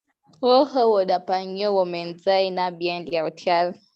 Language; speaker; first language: Chinese; non-native, learner; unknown